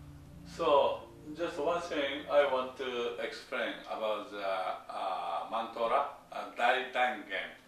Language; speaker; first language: English; non-native, learner; Japanese